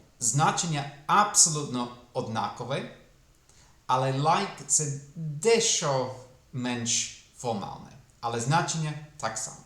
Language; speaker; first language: Ukrainian; non-native, fluent; English